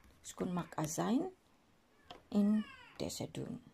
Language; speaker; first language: Dutch; non-native, learner; Indonesian